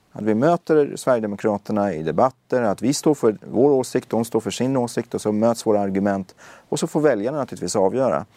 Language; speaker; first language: Swedish; early bilingual, other home language; Persian